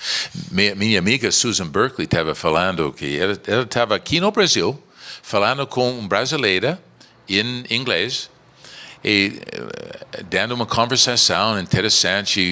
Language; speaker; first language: Portuguese; non-native, learner; English